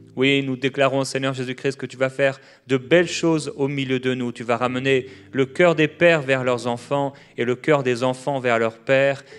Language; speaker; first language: French; native; French